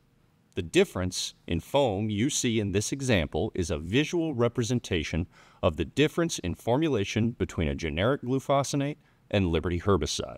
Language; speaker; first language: English; native; English